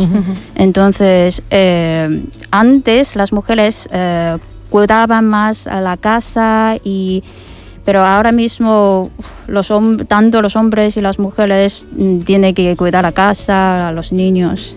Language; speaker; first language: Spanish; non-native, fluent; Chinese